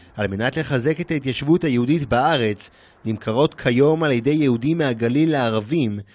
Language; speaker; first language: Hebrew; native; Hebrew